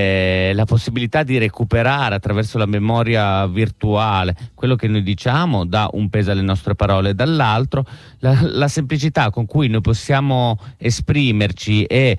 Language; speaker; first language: Italian; native; Italian